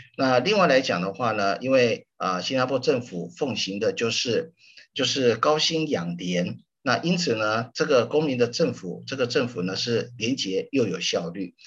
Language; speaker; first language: Chinese; native; Chinese